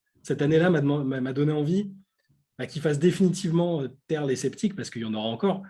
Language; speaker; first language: French; native; French